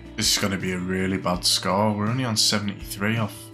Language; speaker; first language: English; native; English